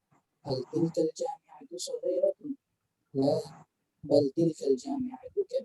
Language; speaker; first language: Arabic; non-native, learner; Bangla